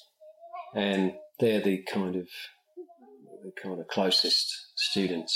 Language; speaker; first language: English; native; English